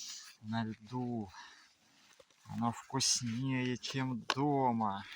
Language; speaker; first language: Russian; native; Russian